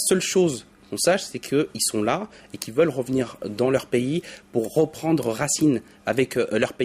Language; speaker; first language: French; native; French